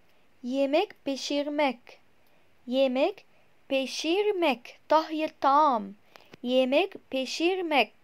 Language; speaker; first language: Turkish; non-native, fluent; Arabic